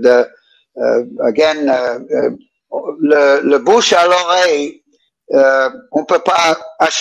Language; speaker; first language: French; non-native, learner; English